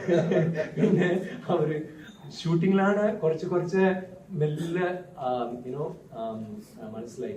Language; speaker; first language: Malayalam; non-native, learner; Tamil